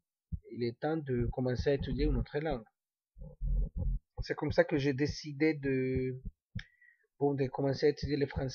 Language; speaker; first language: French; non-native, fluent; Spanish